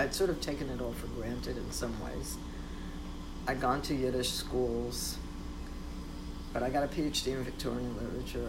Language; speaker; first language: English; early bilingual, other home language; Polish